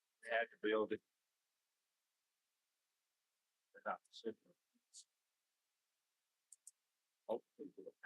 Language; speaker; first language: English; native; English